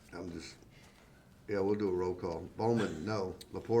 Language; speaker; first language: English; native; English